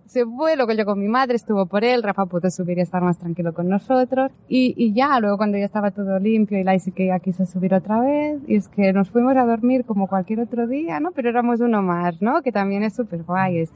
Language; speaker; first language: Spanish; native; Spanish